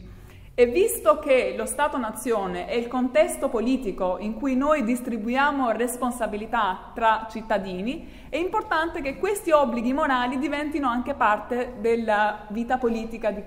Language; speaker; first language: Italian; non-native, fluent; Albanian